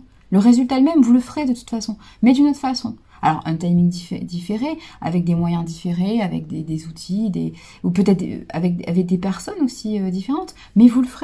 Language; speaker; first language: French; native; French